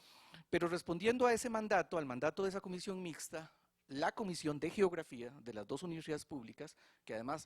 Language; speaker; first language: Spanish; native; Spanish